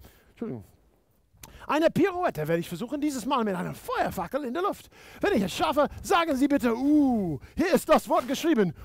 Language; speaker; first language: German; non-native, fluent; English